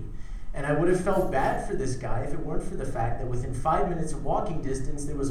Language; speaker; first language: English; native; English